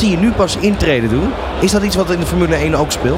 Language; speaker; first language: Dutch; native; Dutch